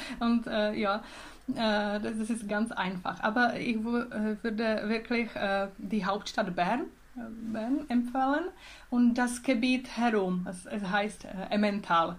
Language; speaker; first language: German; non-native, learner; Czech